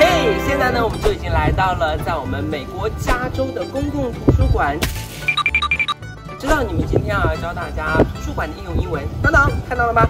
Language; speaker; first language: Chinese; native; Chinese